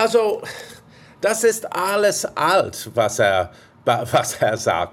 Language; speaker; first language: German; non-native, fluent; English